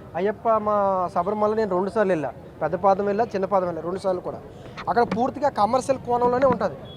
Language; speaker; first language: Telugu; native; Telugu